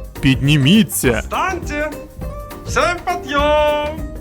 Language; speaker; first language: Ukrainian; native; Ukrainian